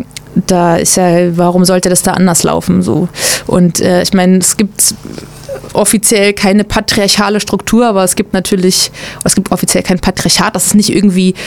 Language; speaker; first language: German; native; German